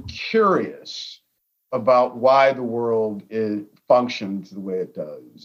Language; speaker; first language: English; native; English